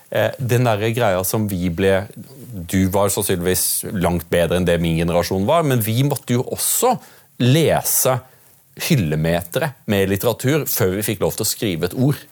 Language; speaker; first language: Norwegian; native; Norwegian